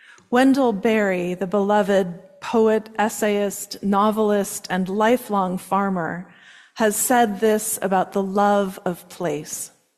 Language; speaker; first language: English; native; English